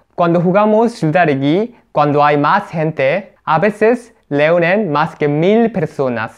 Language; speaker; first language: Spanish; non-native, learner; Korean